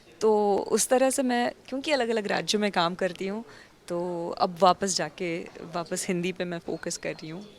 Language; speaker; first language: Hindi; non-native, local second language; Marathi